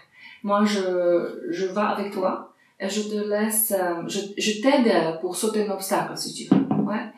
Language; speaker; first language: French; non-native, fluent; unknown